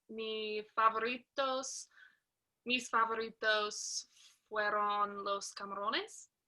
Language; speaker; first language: Spanish; non-native, learner; English